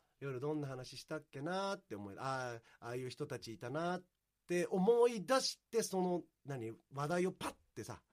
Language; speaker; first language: Japanese; native; Japanese